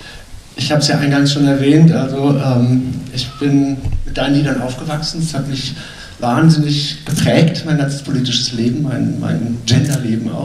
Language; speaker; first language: German; native; German